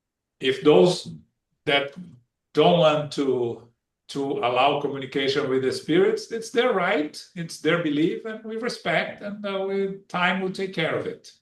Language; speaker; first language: English; non-native, fluent; Portuguese